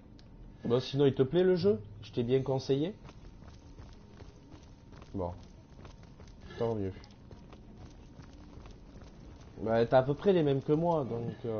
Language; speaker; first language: French; native; French